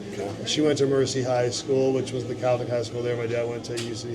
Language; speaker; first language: English; native; English